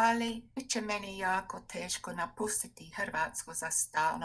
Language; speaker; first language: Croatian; non-native, fluent; English